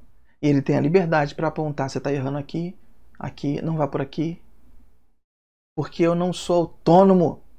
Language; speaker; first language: Portuguese; native; Portuguese